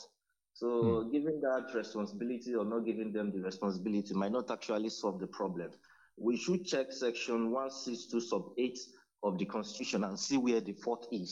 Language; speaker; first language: English; non-native, local second language; Yoruba